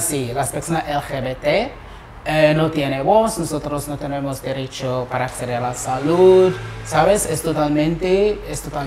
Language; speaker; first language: Spanish; non-native, learner; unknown